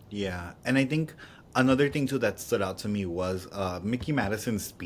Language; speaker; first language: English; native; English